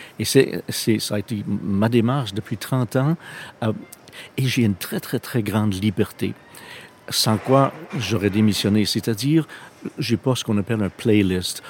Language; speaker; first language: French; non-native, local second language; English